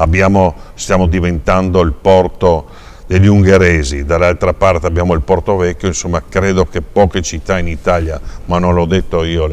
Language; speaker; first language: Italian; native; Italian